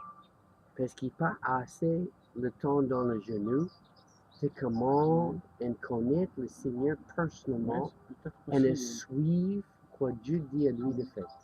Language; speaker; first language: French; non-native, learner; English